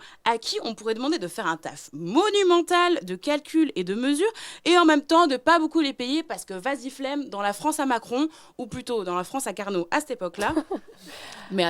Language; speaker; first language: French; native; French